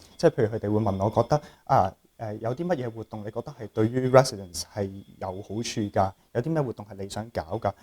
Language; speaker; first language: Cantonese; native; Cantonese